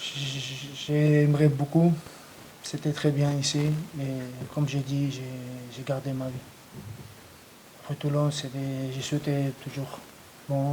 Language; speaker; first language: French; non-native, learner; Georgian